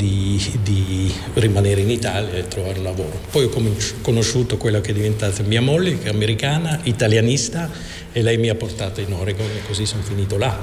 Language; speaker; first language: Italian; non-native, fluent; Dutch